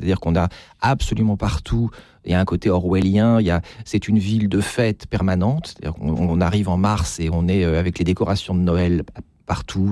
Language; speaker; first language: French; native; French